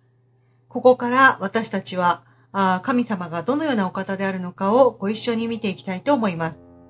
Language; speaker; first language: Japanese; native; Japanese